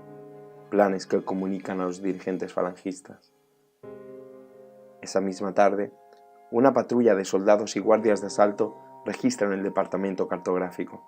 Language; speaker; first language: Spanish; native; Spanish